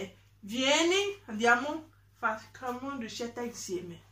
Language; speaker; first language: Italian; non-native, learner; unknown